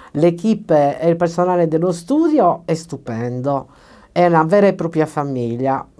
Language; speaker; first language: Italian; native; Italian